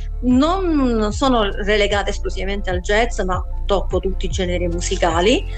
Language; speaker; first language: Italian; native; Italian